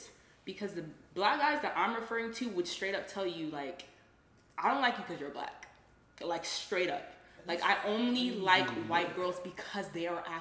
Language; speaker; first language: English; native; English